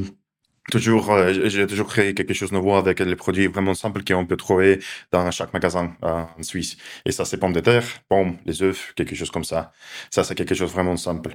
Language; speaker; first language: French; non-native, learner; Russian